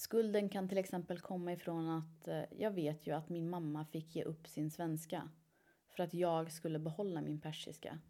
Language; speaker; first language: Swedish; early bilingual, other home language; Persian